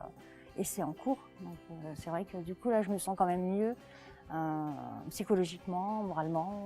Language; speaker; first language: French; native; French